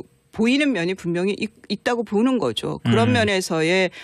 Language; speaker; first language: Korean; native; Korean